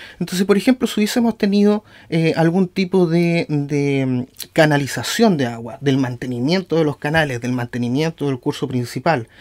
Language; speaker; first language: Spanish; native; Spanish